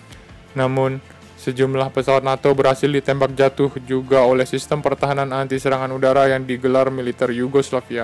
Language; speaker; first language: Indonesian; native; Indonesian